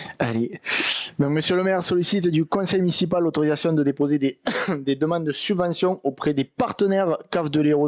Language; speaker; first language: French; native; French